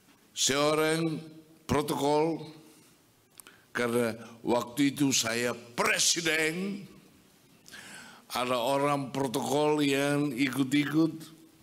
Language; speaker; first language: Indonesian; non-native, fluent; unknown